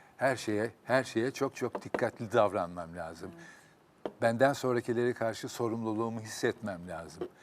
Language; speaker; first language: Turkish; native; Turkish